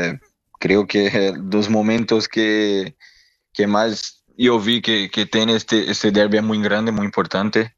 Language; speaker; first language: Spanish; non-native, learner; Portuguese